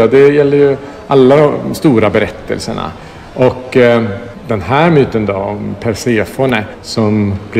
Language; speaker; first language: Swedish; native; Swedish